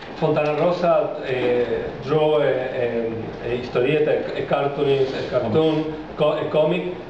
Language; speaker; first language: English; non-native, learner; Spanish